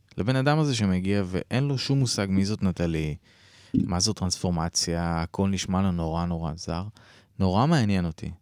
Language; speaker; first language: Hebrew; native; Hebrew